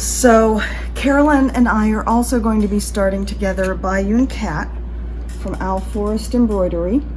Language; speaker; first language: English; native; English